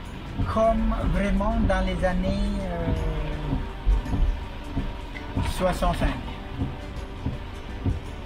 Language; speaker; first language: French; non-native, fluent; Indonesian